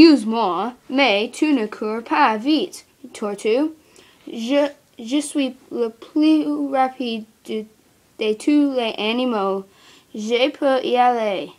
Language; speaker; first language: French; non-native, learner; English